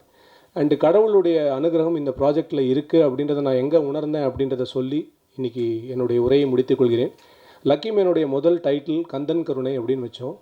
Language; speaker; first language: Tamil; native; Tamil